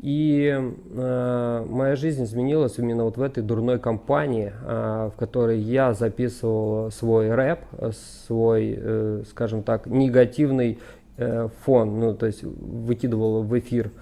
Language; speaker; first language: Russian; native; Russian